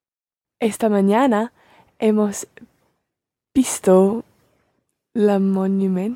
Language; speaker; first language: Spanish; non-native, learner; English